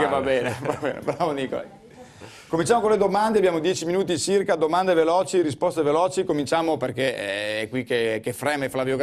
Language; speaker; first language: Italian; native; Italian